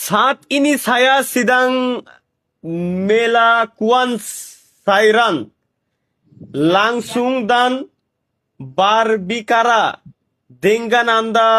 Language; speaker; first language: Indonesian; non-native, learner; Bangla